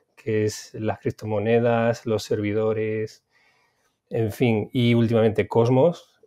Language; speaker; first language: Spanish; native; Spanish